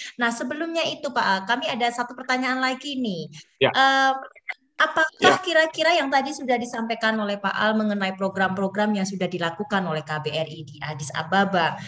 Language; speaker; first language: Indonesian; native; Indonesian